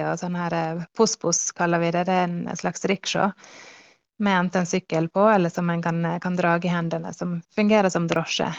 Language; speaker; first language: Norwegian; early bilingual, heritage; Norwegian